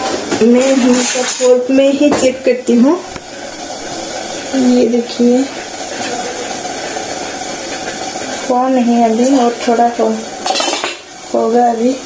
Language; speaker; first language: Hindi; native; Hindi